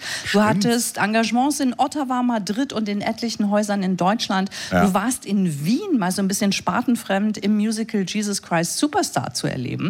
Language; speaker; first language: German; native; German